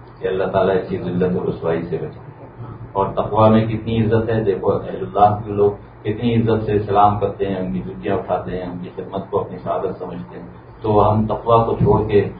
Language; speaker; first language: Urdu; native; Urdu